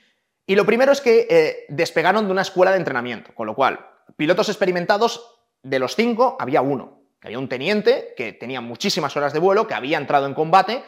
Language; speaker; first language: Spanish; native; Spanish